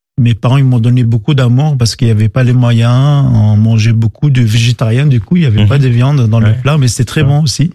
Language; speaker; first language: French; non-native, local second language; Arabic